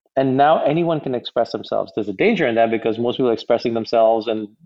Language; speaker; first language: English; native; English